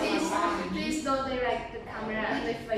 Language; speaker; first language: English; non-native, learner; Vietnamese